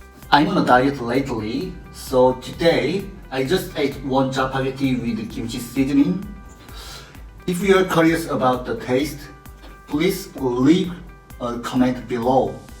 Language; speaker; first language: English; non-native, learner; Korean